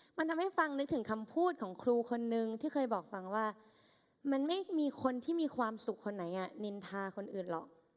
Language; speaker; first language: Thai; native; Thai